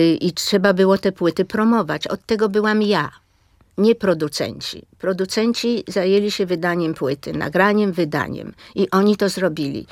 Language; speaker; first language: Polish; native; Polish